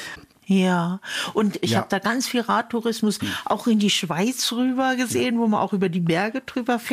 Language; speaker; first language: German; native; German